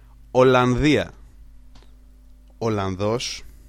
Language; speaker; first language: Greek; native; Greek